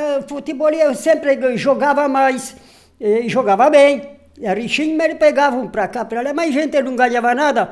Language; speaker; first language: Portuguese; non-native, local second language; Polish